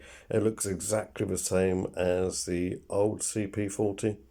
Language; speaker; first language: English; native; English